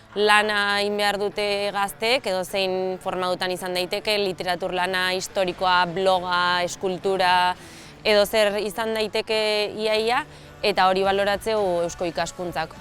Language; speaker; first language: Basque; native; Basque